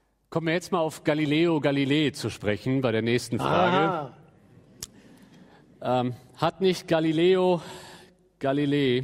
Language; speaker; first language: German; native; German